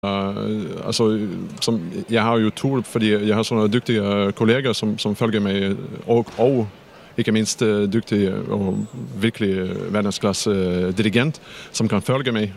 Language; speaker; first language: Danish; non-native, fluent; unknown